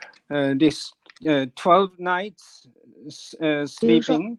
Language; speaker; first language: English; non-native, learner; Japanese